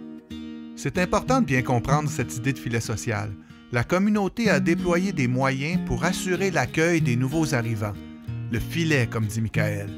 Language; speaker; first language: French; native; French